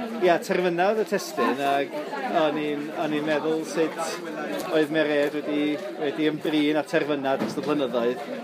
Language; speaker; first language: Welsh; native; Welsh